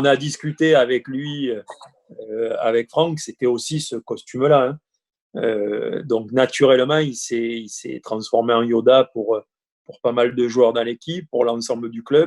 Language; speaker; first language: French; native; French